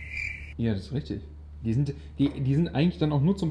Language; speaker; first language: German; native; German